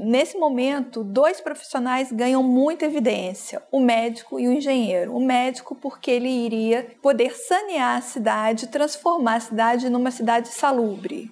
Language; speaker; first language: Portuguese; native; Portuguese